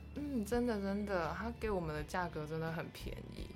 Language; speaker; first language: Chinese; native; Chinese